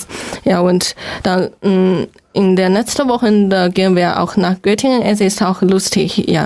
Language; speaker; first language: German; non-native, learner; Chinese